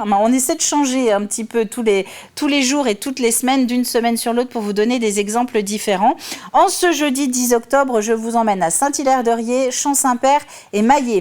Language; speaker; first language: French; native; French